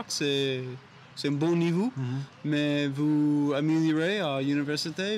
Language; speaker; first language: French; non-native, learner; English